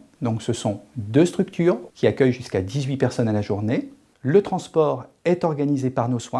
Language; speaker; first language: French; native; French